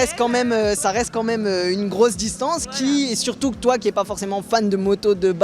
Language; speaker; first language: French; native; French